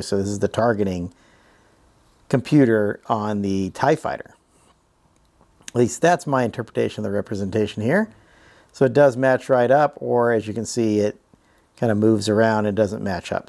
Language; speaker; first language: English; native; English